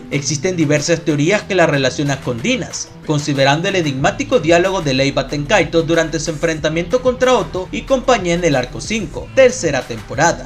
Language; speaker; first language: Spanish; native; Spanish